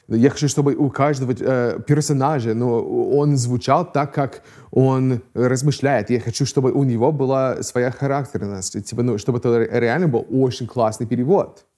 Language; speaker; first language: Russian; non-native, fluent; English